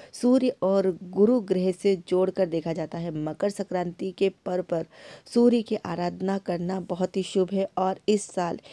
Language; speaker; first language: Hindi; native; Hindi